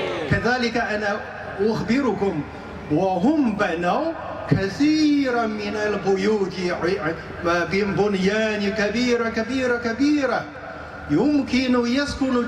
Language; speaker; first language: Arabic; non-native, fluent; Chinese